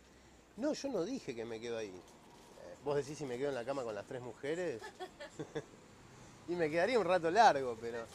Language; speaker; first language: Spanish; native; Spanish